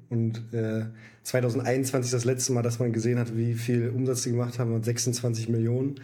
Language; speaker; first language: German; native; German